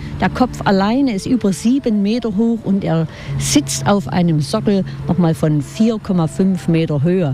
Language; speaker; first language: German; native; German